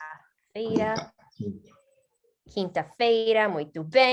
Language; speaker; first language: Portuguese; non-native, fluent; English